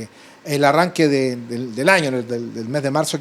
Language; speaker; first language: Spanish; native; Spanish